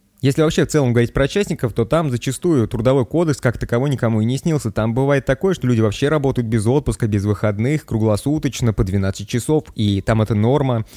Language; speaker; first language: Russian; native; Russian